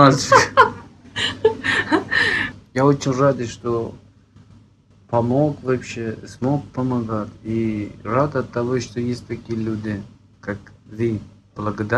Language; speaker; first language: Russian; non-native, fluent; Persian